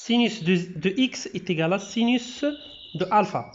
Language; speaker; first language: French; non-native, local second language; Arabic